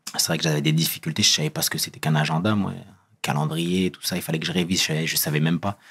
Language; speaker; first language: French; early bilingual, other home language; Kabyle